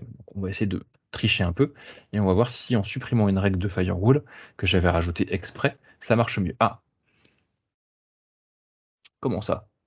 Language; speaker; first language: French; native; French